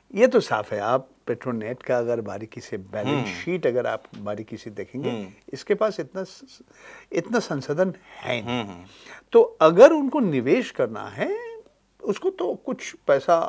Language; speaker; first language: Hindi; native; Hindi